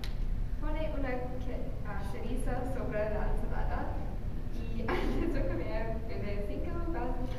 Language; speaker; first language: Spanish; non-native, learner; English